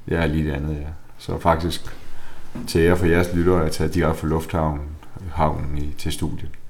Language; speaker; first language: Danish; native; Danish